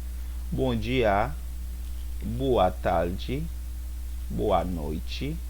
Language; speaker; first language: Portuguese; non-native, fluent; Haitian Creole